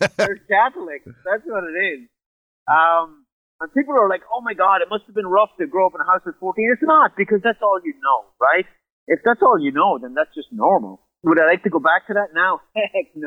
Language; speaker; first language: English; native; English